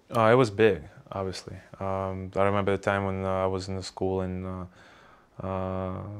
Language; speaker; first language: English; non-native, learner; Russian